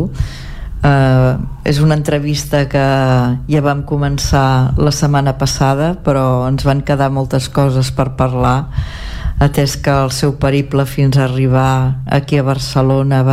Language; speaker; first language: Catalan; native; Catalan